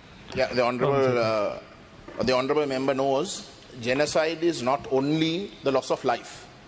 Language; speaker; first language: English; non-native, local second language; Tamil